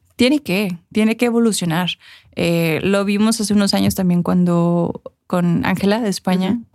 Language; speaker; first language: Spanish; early bilingual, heritage; Spanish